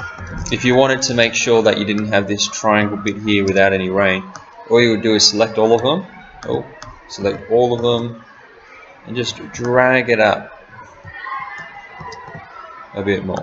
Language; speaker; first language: English; native; English